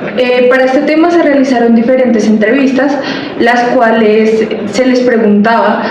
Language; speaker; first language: Spanish; native; Spanish